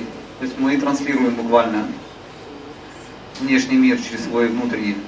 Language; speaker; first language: Russian; native; Russian